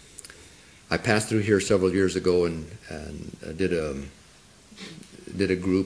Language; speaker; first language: English; non-native, local second language; Spanish